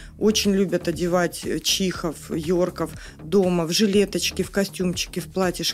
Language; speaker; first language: Russian; native; Russian